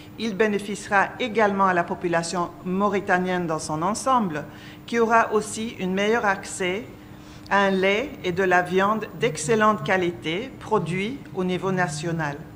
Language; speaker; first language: French; non-native, local second language; Arabic